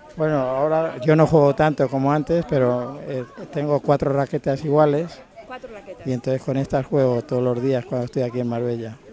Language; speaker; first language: Spanish; native; Spanish